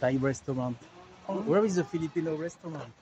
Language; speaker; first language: English; non-native, learner; French